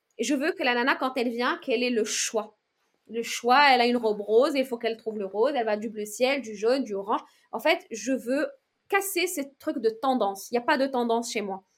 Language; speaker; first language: French; non-native, local second language; Arabic